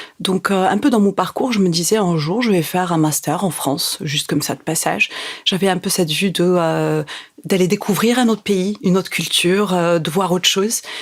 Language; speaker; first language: French; non-native, local second language; Arabic